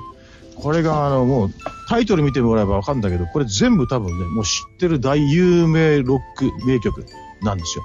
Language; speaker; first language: Japanese; native; Japanese